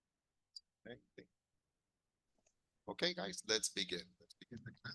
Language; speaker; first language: English; non-native, fluent; Spanish